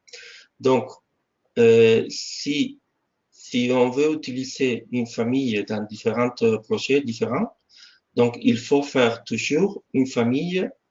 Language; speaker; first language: French; non-native, fluent; Spanish